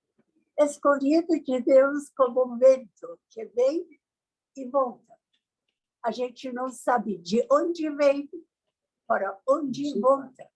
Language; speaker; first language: Portuguese; non-native, learner; Persian